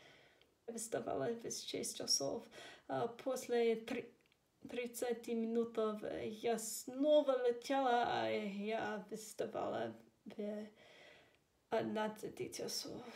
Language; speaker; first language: Russian; non-native, learner; English